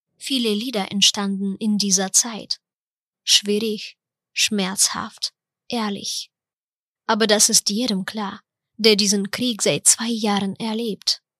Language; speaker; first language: German; non-native, fluent; Ukrainian